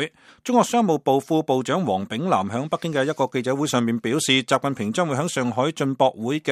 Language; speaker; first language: Chinese; non-native, local second language; Cantonese